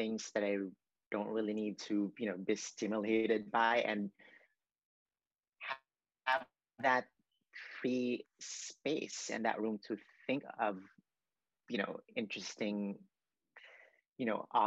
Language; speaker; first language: English; non-native, local second language; Cebuano